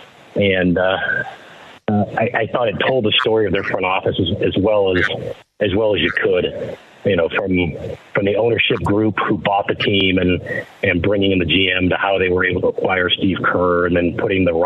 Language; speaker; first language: English; native; English